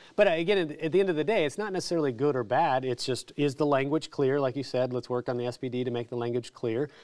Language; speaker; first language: English; native; English